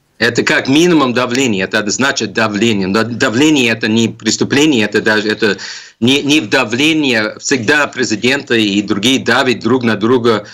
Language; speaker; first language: Russian; non-native, fluent; English